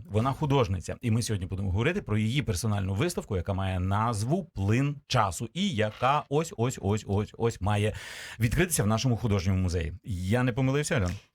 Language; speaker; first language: Ukrainian; native; Ukrainian